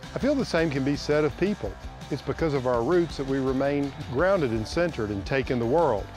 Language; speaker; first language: English; native; English